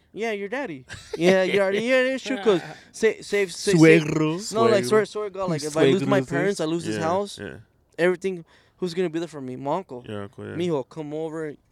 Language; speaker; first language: English; early bilingual, other home language; Spanish